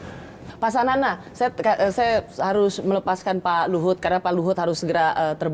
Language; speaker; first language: Indonesian; native; Indonesian